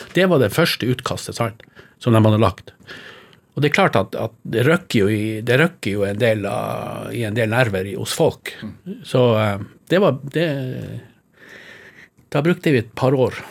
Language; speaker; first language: Norwegian; native; Norwegian